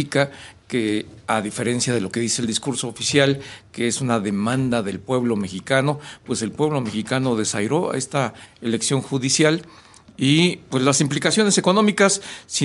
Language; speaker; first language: Spanish; native; Spanish